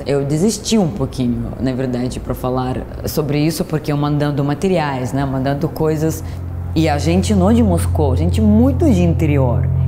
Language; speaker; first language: Portuguese; non-native, learner; Russian